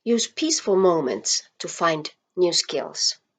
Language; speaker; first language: English; non-native, fluent; Finnish